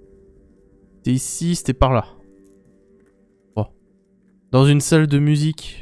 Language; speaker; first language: French; native; French